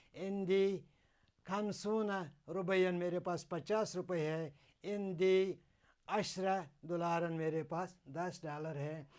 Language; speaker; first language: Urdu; non-native, local second language; Kashmiri